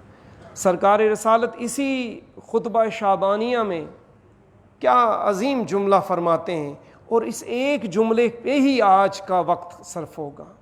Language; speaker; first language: Urdu; native; Urdu